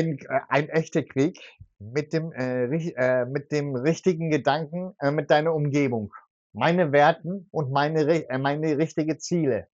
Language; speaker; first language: German; non-native, fluent; Turkish